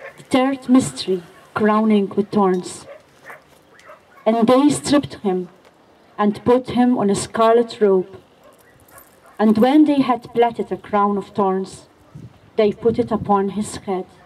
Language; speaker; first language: English; non-native, fluent; Maltese